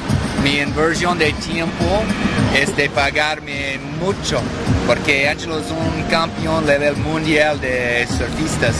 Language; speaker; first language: Spanish; non-native, learner; English